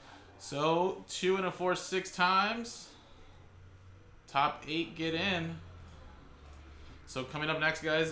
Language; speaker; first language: English; native; English